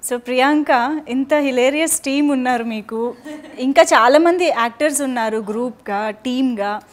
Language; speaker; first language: Telugu; native; Telugu